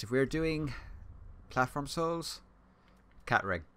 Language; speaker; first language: English; native; English